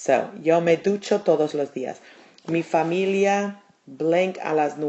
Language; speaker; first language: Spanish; non-native, fluent; English